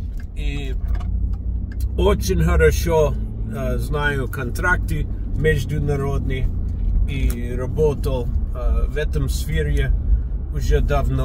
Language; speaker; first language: Russian; non-native, fluent; English